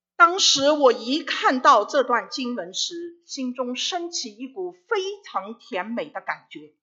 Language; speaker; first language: Chinese; native; Chinese